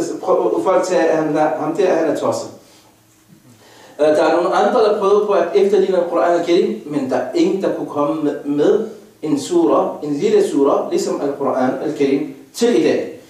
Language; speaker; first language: Danish; non-native, fluent; Arabic